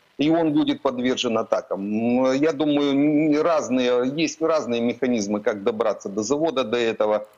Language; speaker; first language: Russian; native; Russian